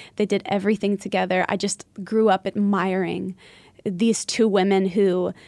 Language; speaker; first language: English; native; English